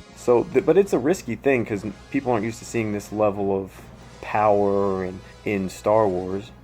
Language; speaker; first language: English; native; English